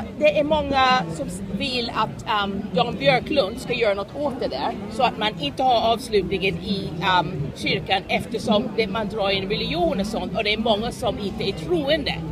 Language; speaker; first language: Swedish; non-native, fluent; English